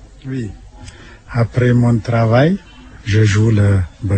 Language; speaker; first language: French; non-native, learner; Amharic